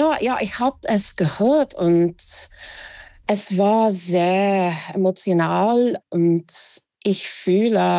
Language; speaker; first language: German; non-native, fluent; English